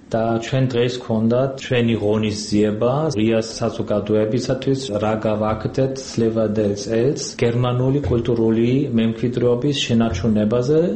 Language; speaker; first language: Georgian; non-native, fluent; German